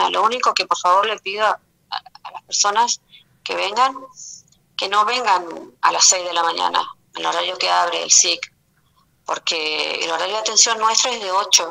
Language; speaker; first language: Spanish; native; Spanish